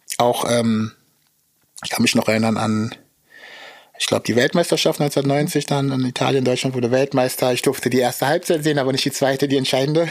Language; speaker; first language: German; early bilingual, other home language; Russian